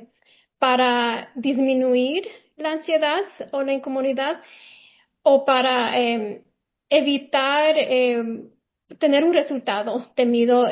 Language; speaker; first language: Spanish; early bilingual, heritage; Spanish